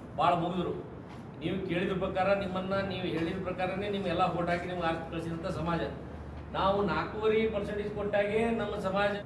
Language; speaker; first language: Kannada; non-native, local second language; Lambadi